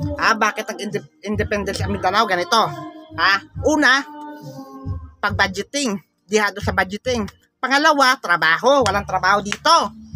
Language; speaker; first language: Filipino; non-native, local second language; Cebuano